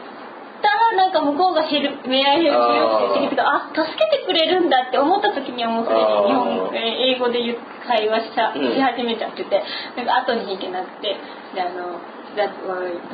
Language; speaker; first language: Japanese; native; Japanese